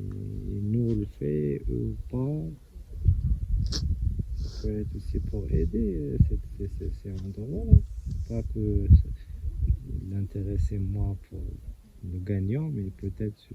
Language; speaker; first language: French; non-native, local second language; Arabic